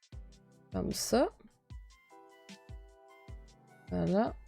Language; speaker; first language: French; native; French